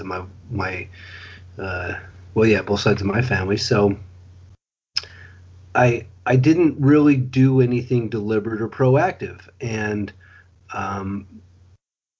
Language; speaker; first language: English; native; English